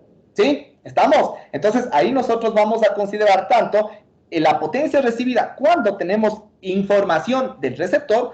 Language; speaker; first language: Spanish; native; Spanish